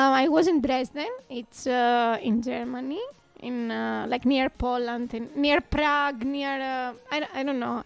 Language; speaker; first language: English; non-native, fluent; Greek